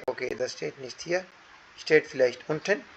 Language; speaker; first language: German; non-native, fluent; Hindi